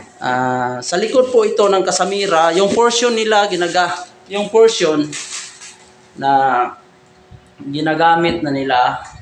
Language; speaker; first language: Filipino; non-native, local second language; Cebuano